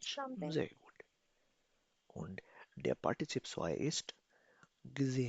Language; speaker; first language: German; non-native, fluent; Urdu